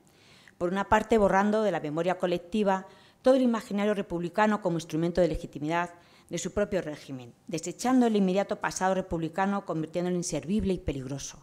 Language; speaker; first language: Spanish; native; Spanish